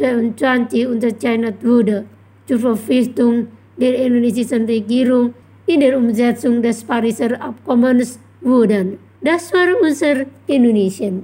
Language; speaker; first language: German; non-native, fluent; Indonesian